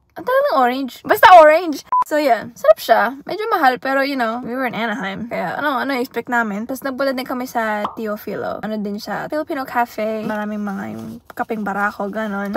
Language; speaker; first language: Filipino; early bilingual, heritage; Filipino